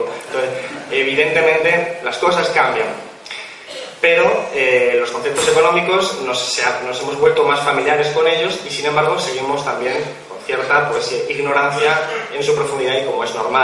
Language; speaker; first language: Spanish; native; Spanish